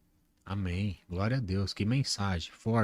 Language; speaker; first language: Portuguese; native; Portuguese